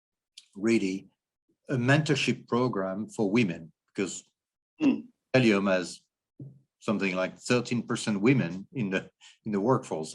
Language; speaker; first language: English; non-native, fluent; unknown